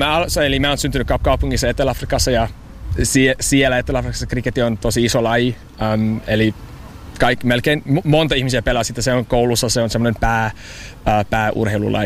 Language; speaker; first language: Finnish; non-native, fluent; English